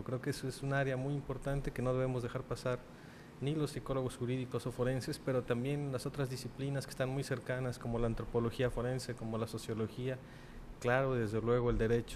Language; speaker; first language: Spanish; native; Spanish